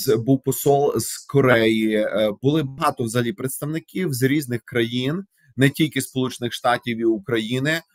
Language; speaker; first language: Ukrainian; native; Ukrainian